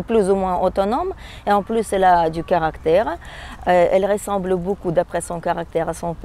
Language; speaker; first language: French; non-native, fluent; Russian